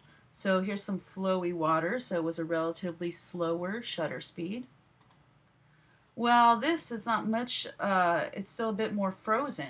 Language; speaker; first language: English; native; English